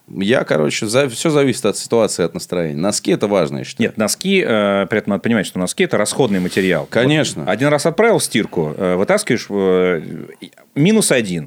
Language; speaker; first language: Russian; native; Russian